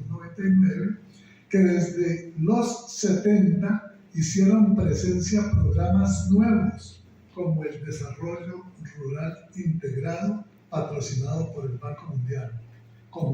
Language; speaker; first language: Spanish; native; Spanish